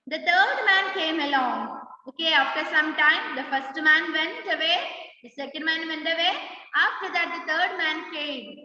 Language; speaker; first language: English; non-native, local second language; Malayalam